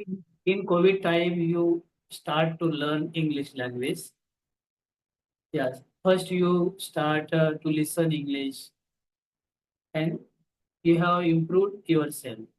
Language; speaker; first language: English; non-native, local second language; Marathi